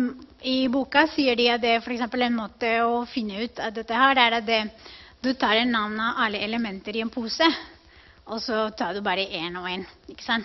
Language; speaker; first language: Norwegian; non-native, fluent; Spanish